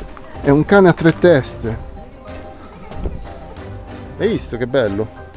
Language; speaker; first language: Italian; native; Italian